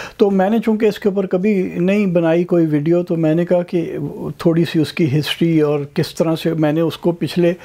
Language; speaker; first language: Urdu; non-native, local second language; Punjabi